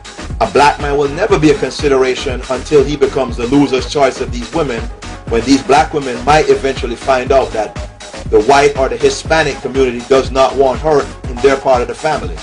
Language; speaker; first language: English; native; English